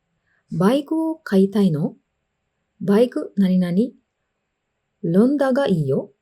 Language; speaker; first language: Japanese; non-native, fluent; Sinhala